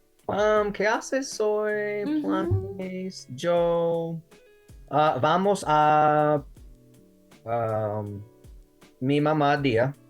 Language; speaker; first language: Spanish; non-native, learner; English